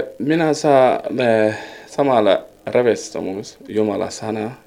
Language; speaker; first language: Finnish; non-native, learner; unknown